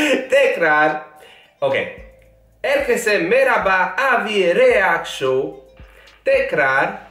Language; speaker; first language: Turkish; non-native, learner; Italian